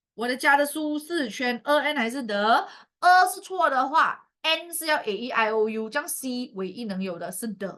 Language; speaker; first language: Chinese; native; Chinese